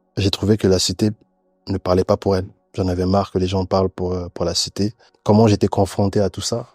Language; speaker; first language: French; early bilingual, other home language; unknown